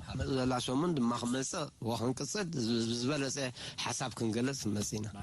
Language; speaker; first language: Tigrinya; non-native, local second language; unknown